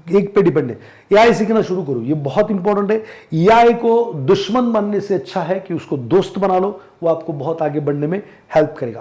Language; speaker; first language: Hindi; non-native, local second language; Marathi